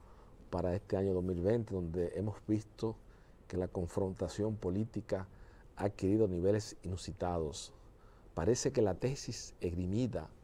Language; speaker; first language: Spanish; native; Spanish